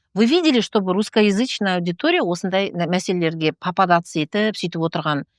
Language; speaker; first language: Russian; non-native, local second language; Kazakh